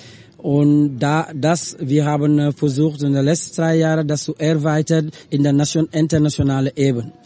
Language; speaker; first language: German; non-native, learner; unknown